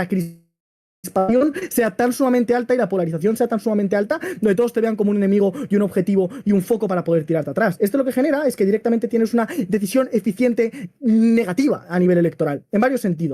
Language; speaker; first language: Spanish; native; Spanish